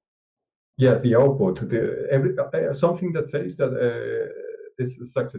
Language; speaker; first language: English; non-native, learner; Spanish